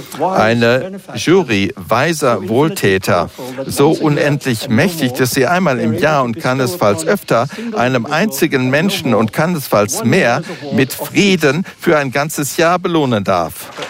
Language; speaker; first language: German; native; German